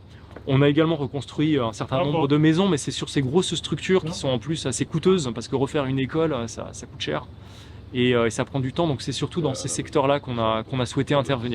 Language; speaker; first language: French; native; French